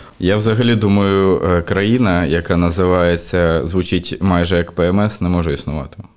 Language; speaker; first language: Ukrainian; non-native, local second language; Russian